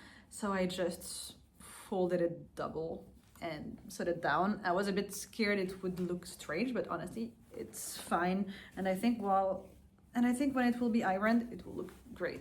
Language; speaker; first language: English; non-native, fluent; French